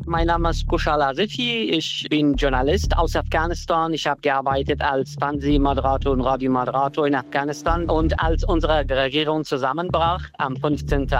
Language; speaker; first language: German; non-native, fluent; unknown